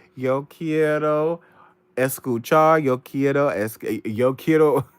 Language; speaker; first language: Spanish; non-native, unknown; English